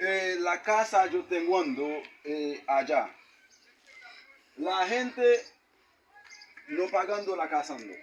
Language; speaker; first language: Spanish; non-native, learner; Haitian Creole